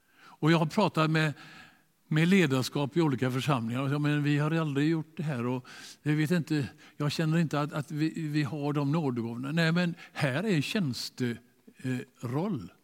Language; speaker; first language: Swedish; native; Swedish